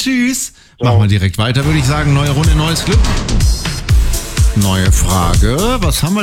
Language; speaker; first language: German; native; German